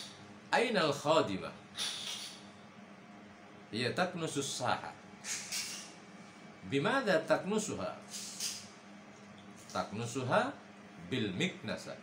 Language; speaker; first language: Arabic; non-native, fluent; Indonesian